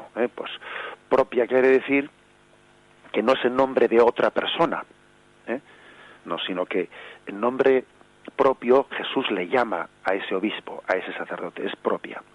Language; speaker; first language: Spanish; native; Spanish